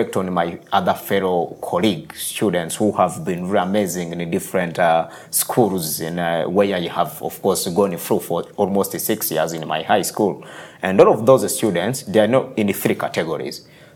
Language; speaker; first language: English; non-native, local second language; Kinyarwanda